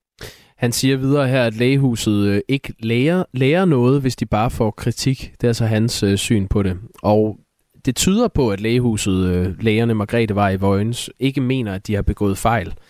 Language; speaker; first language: Danish; native; Danish